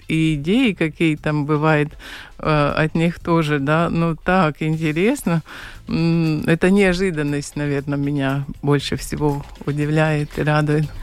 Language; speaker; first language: Russian; non-native, local second language; Latvian